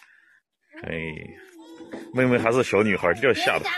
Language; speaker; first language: Chinese; native; Chinese